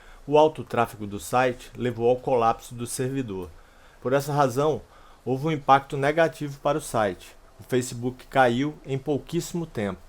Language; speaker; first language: Portuguese; native; Portuguese